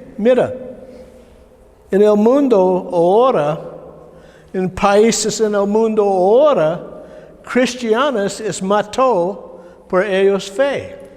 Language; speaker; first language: Spanish; non-native, learner; English